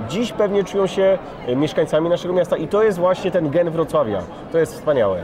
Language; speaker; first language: Polish; native; Polish